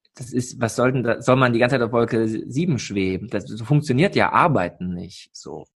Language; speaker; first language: German; native; German